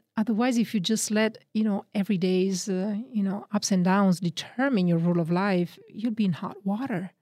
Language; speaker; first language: English; non-native, fluent; Italian